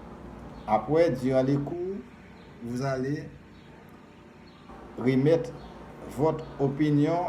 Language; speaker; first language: French; non-native, fluent; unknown